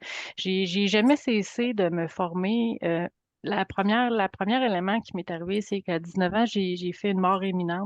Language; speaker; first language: French; native; French